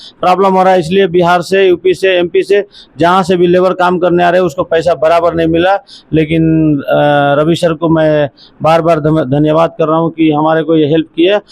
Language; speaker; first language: Hindi; native; Hindi